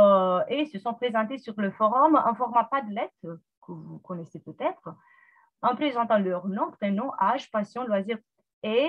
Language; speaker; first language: French; non-native, fluent; Romanian